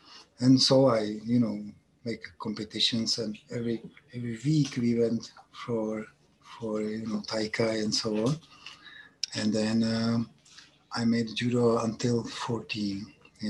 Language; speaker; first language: English; non-native, learner; Czech